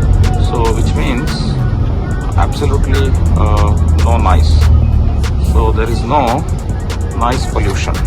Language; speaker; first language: English; non-native, local second language; Kannada